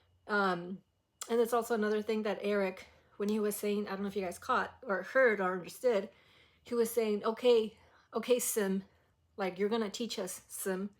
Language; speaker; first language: English; early bilingual, other home language; Spanish